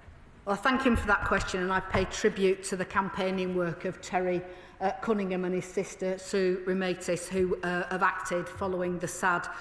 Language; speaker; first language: English; native; English